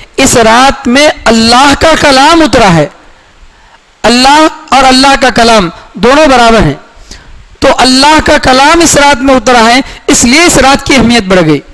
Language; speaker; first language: Urdu; native; Urdu